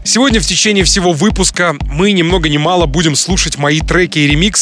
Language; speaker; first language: Russian; native; Russian